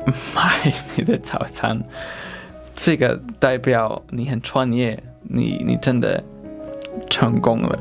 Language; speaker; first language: Chinese; non-native, fluent; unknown